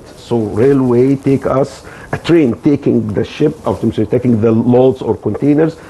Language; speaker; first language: English; non-native, fluent; Arabic